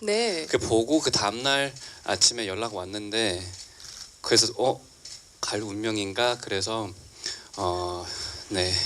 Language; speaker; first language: Korean; non-native, fluent; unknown